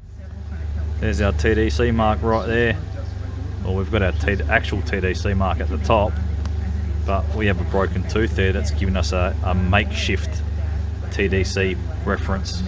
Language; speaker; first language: English; native; English